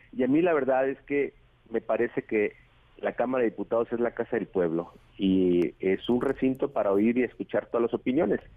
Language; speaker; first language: Spanish; native; Spanish